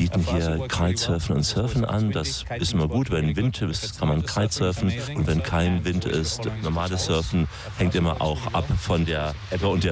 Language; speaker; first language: German; native; German